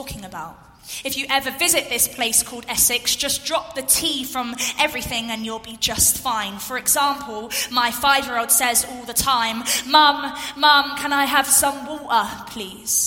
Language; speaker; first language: English; native; English